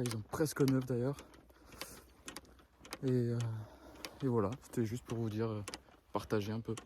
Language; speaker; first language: French; native; French